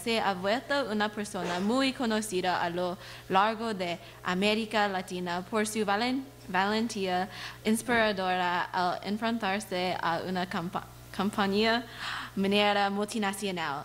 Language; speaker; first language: Spanish; non-native, learner; English